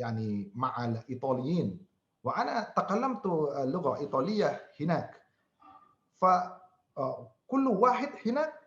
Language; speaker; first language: Arabic; non-native, fluent; Indonesian